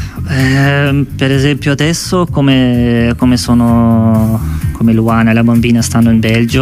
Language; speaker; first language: Italian; non-native, fluent; Dutch